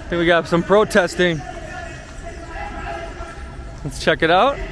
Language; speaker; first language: English; native; English